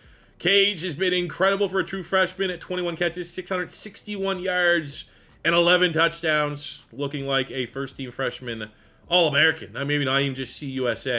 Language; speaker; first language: English; native; English